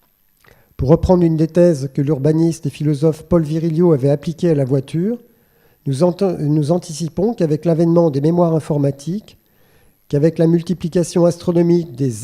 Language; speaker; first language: French; native; French